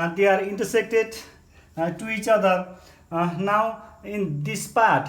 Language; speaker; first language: English; non-native, local second language; Nepali